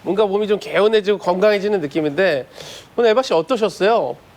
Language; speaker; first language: Korean; native; Korean